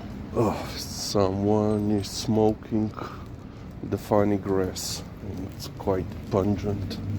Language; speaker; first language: English; non-native, fluent; Slovenian